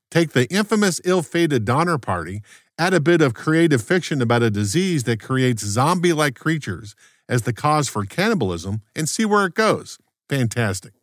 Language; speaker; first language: English; native; English